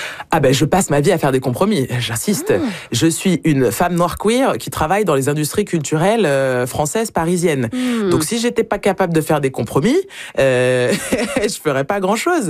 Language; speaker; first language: French; native; French